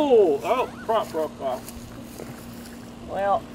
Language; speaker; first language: English; native; English